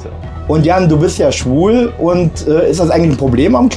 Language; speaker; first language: German; native; German